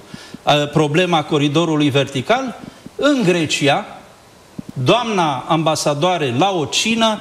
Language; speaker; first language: Romanian; native; Romanian